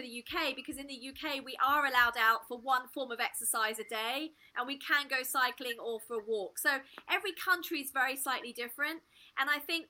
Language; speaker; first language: English; native; English